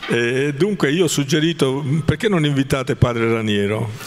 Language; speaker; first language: Italian; native; Italian